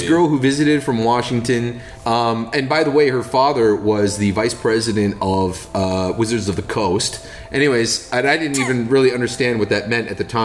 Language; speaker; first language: English; native; English